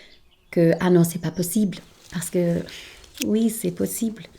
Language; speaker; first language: French; non-native, fluent; German